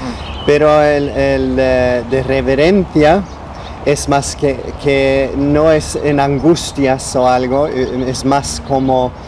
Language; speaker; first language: Spanish; non-native, learner; Swedish